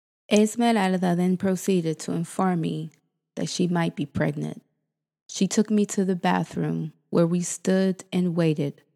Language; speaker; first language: English; native; English